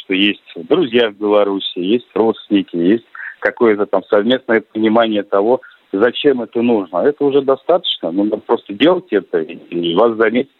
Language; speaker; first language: Russian; native; Russian